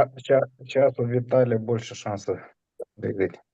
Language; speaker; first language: Russian; non-native, fluent; Romanian